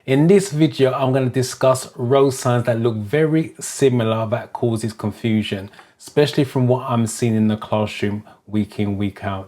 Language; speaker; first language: English; native; English